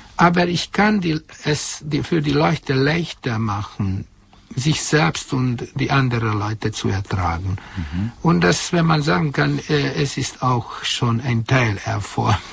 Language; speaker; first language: German; non-native, fluent; Hungarian